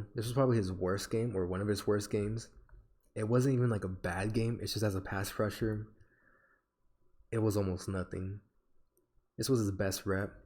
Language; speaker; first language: English; native; English